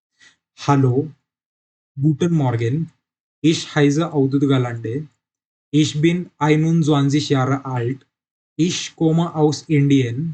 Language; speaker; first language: German; non-native, learner; Marathi